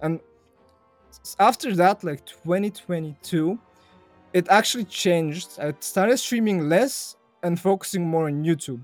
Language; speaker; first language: English; non-native, fluent; Bulgarian